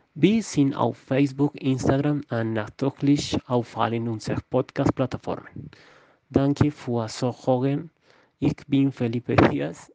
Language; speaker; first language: German; non-native, learner; Spanish